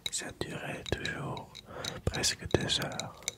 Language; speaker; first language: French; non-native, local second language; Dutch